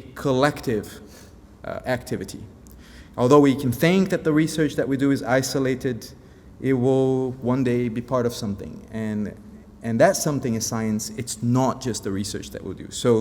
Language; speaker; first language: English; non-native, fluent; Portuguese